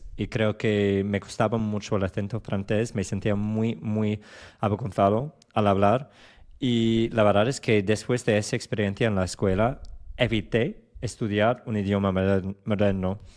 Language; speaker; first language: Spanish; non-native, fluent; English